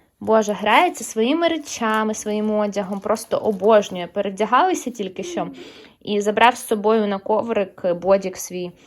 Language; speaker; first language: Ukrainian; native; Ukrainian